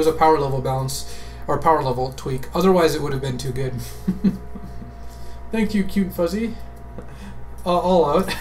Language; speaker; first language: English; native; English